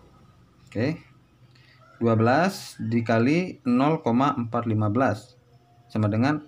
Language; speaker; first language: Indonesian; native; Indonesian